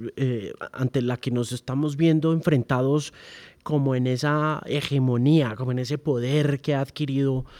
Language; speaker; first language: Spanish; native; Spanish